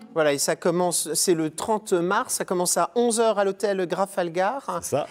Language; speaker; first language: French; native; French